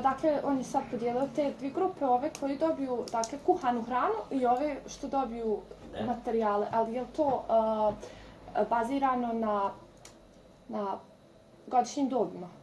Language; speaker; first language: Bosnian; native; Bosnian